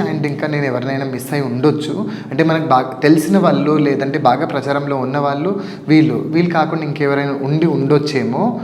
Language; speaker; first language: Telugu; non-native, local second language; Lambadi